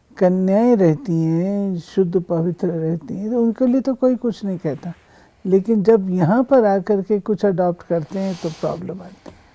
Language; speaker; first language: Hindi; native; Hindi